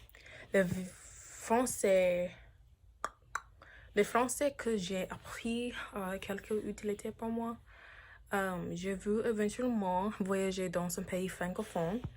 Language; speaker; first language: French; non-native, learner; English